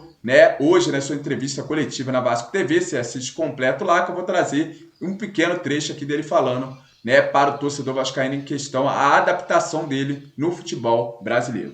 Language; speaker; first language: Portuguese; native; Portuguese